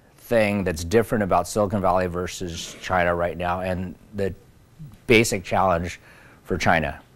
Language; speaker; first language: English; native; English